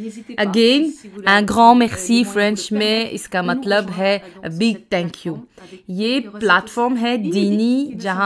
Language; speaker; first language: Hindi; non-native, fluent; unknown